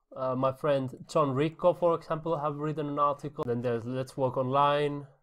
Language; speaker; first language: English; non-native, fluent; Finnish